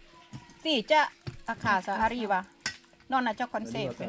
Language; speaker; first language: Italian; non-native, learner; Thai